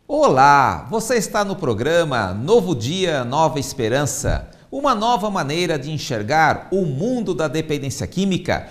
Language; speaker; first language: Portuguese; native; Portuguese